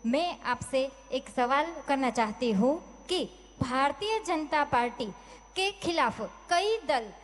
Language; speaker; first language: Hindi; native; Hindi